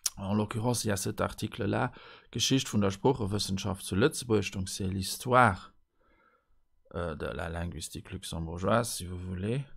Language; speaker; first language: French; non-native, local second language; Luxembourgish